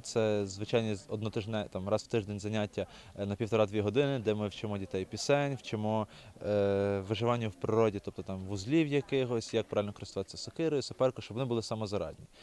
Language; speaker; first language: Ukrainian; native; Ukrainian